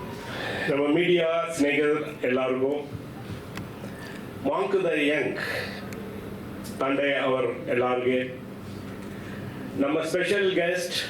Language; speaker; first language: Kannada; non-native, learner; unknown